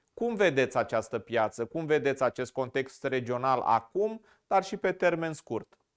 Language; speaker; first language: Romanian; native; Romanian